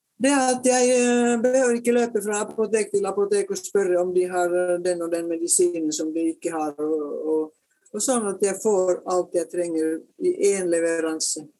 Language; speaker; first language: Norwegian; non-native, fluent; Finnish